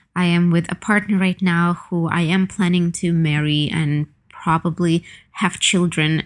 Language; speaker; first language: English; non-native, fluent; Ukrainian